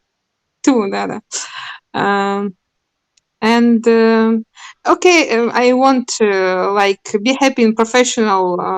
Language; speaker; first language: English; non-native, learner; Russian